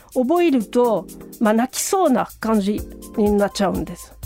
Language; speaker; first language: Japanese; non-native, fluent; French